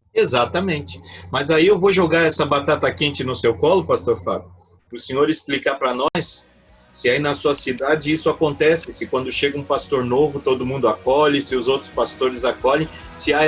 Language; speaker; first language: Portuguese; native; Portuguese